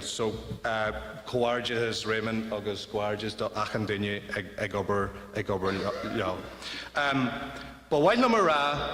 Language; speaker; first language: Irish; non-native, learner; English